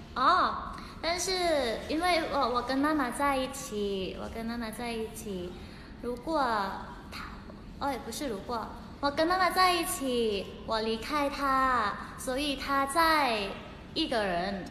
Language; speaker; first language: Chinese; non-native, learner; Thai